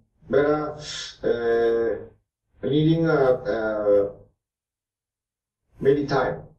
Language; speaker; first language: English; non-native, learner; Japanese